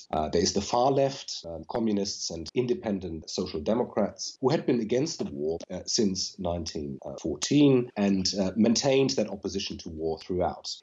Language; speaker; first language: English; non-native, fluent; German